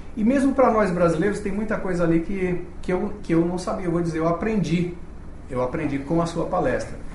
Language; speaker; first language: Portuguese; native; Portuguese